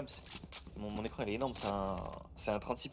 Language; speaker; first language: French; native; French